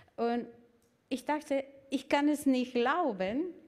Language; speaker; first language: German; non-native, fluent; Spanish